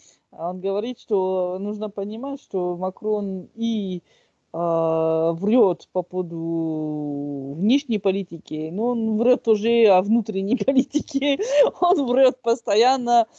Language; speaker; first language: Russian; non-native, fluent; French